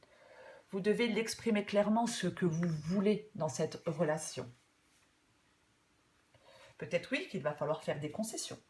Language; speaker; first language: French; native; French